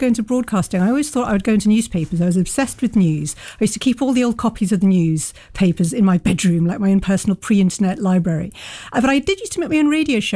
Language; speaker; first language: English; native; English